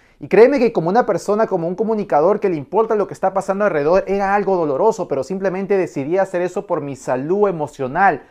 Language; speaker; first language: Spanish; native; Spanish